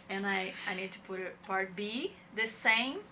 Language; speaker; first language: English; non-native, learner; Portuguese